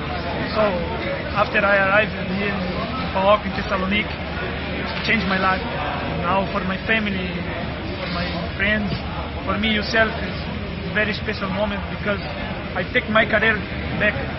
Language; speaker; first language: English; non-native, learner; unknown